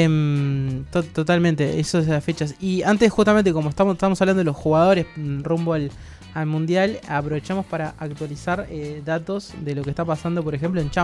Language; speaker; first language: Spanish; native; Spanish